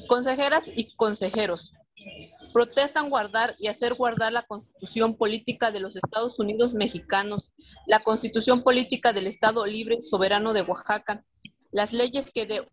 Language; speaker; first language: Spanish; native; Spanish